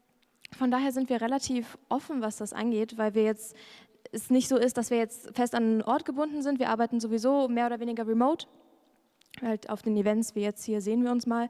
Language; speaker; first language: German; native; German